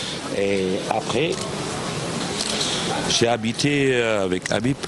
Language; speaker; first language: French; non-native, local second language; Wolof